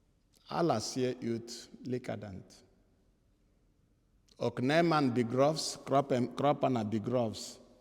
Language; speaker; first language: Swedish; non-native, fluent; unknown